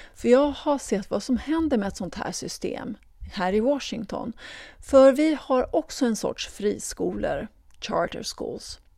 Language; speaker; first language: Swedish; native; Swedish